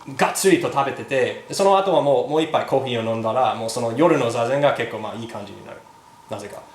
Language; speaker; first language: Japanese; non-native, fluent; English